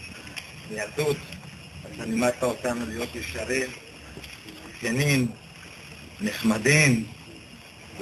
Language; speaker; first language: Hebrew; early bilingual, other home language; Romanian